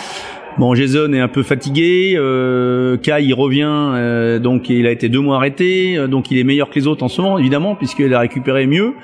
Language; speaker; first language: French; native; French